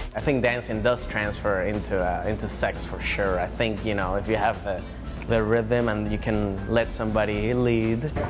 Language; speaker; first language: English; non-native, fluent; Spanish